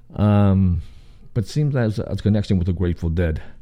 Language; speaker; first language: English; native; English